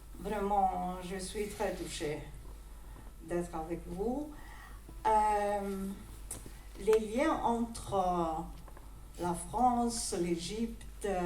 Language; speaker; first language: French; non-native, fluent; Greek